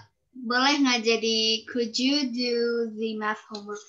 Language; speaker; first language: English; non-native, learner; Indonesian